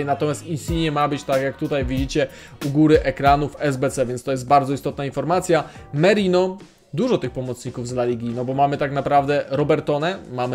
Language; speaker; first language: Polish; native; Polish